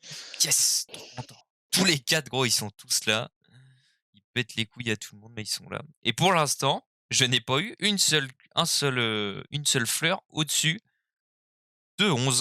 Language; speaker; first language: French; native; French